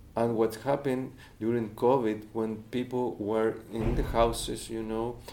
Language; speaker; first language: English; non-native, fluent; Spanish